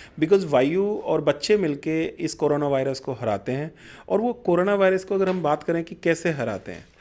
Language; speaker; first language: Hindi; non-native, local second language; Punjabi